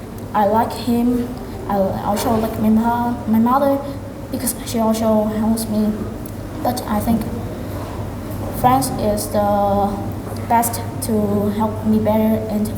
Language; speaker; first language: English; non-native, learner; Vietnamese